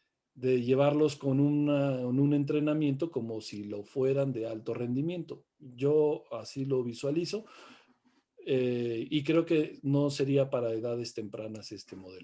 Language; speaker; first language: Spanish; native; Spanish